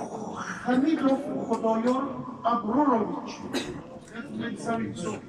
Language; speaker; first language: Russian; non-native, learner; Tajik